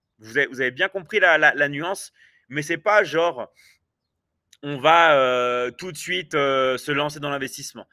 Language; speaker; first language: French; native; French